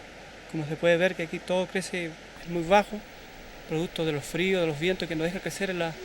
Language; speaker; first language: Spanish; native; Spanish